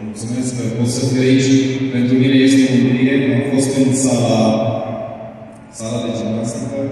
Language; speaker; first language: Romanian; non-native, local second language; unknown